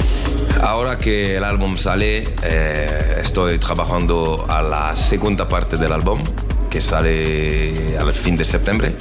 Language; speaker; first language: Spanish; non-native, learner; French